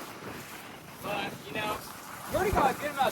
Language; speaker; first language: English; native; English